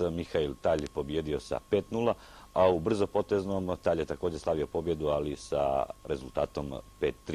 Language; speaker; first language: Bosnian; native; Bosnian